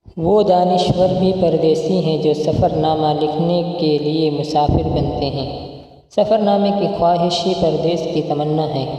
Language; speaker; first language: Urdu; non-native, local second language; Punjabi